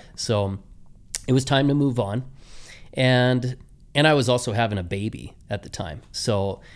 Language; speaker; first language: English; native; English